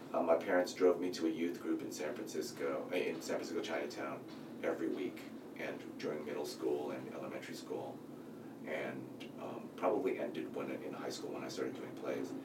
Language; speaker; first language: English; native; English